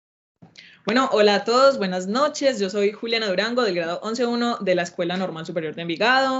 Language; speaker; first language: Spanish; native; Spanish